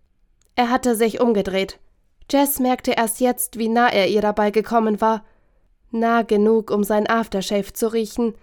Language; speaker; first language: German; native; German